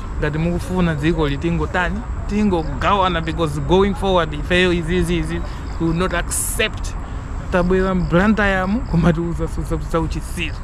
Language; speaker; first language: Nyanja; non-native, local second language; Tumbuka